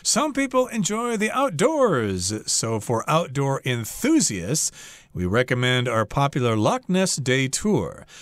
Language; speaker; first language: English; native; English